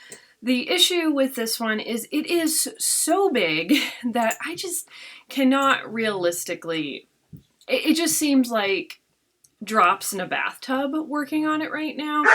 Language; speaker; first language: English; native; English